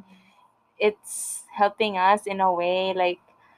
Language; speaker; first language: English; non-native, local second language; Filipino